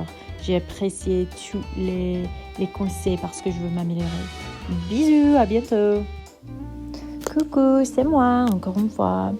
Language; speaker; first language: French; non-native, fluent; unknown